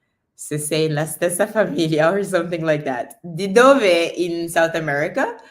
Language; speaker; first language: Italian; non-native, learner; English